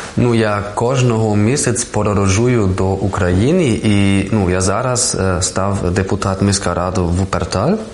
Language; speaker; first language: Ukrainian; non-native, learner; German